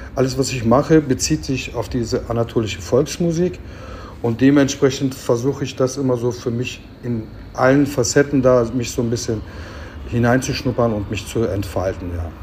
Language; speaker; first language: German; early bilingual, other home language; Turkish